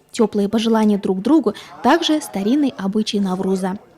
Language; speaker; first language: Russian; native; Russian